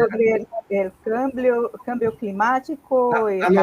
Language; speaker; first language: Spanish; non-native, fluent; Portuguese